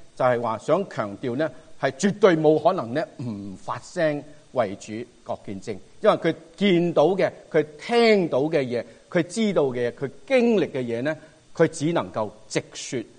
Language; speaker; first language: Cantonese; native; Cantonese